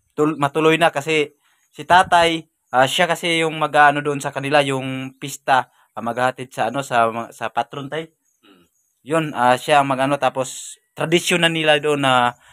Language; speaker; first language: Filipino; non-native, local second language; Masbatenyo